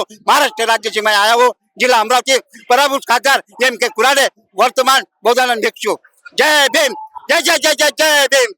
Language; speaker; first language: Hindi; non-native, local second language; Marathi